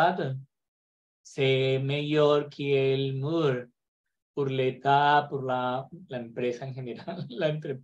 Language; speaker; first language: French; non-native, learner; Spanish